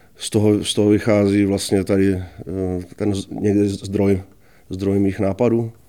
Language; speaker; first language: Czech; native; Czech